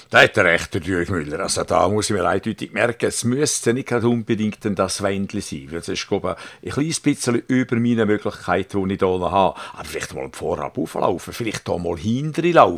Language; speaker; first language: German; native; German